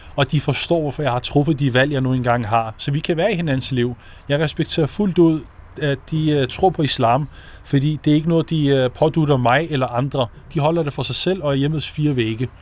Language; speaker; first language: Danish; native; Danish